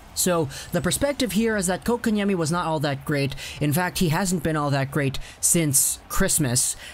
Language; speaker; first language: English; native; English